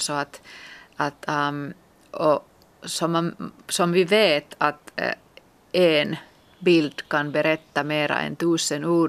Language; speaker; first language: Swedish; non-native, local second language; Finnish